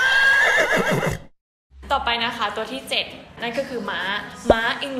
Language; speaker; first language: Thai; native; Thai